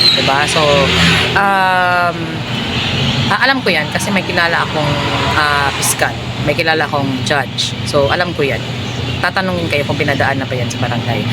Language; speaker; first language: Filipino; non-native, local second language; Cebuano